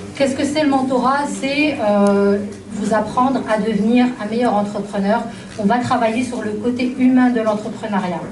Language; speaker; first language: French; non-native, local second language; Arabic